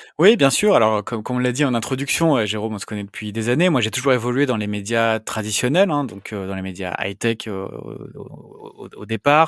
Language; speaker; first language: French; native; French